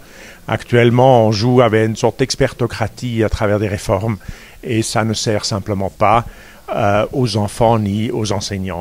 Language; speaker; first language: French; native; French